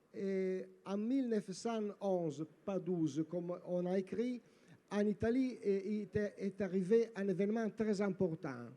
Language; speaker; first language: French; non-native, learner; Italian